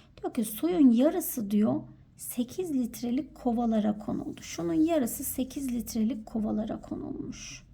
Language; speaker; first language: Turkish; native; Turkish